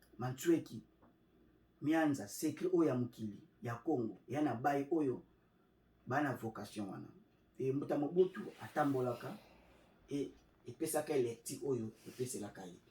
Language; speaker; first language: Lingala; non-native, local second language; Kongo